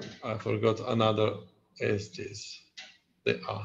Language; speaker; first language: English; non-native, learner; Italian